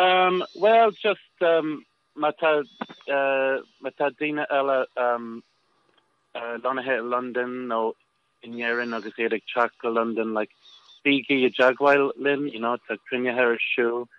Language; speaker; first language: Irish; non-native, local second language; English